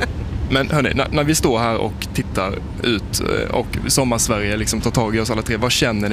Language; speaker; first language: Swedish; native; Swedish